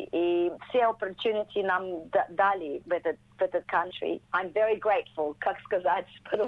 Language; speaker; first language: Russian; early bilingual, heritage; Russian